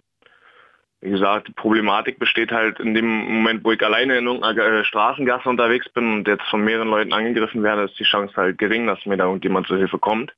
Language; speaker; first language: German; native; German